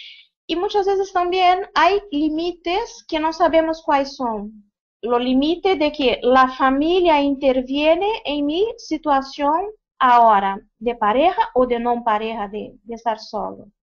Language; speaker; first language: Spanish; non-native, fluent; Portuguese